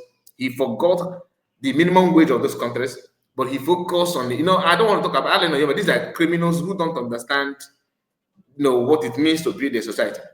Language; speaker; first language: English; non-native, local second language; Igbo